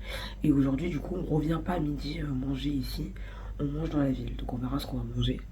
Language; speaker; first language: French; native; French